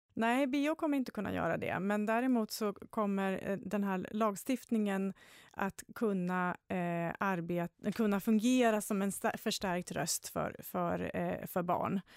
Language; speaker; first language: Swedish; native; Swedish